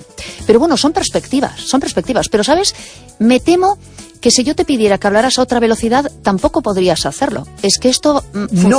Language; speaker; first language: Spanish; native; Spanish